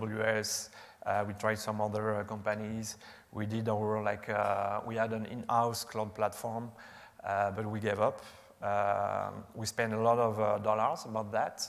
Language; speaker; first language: English; non-native, fluent; French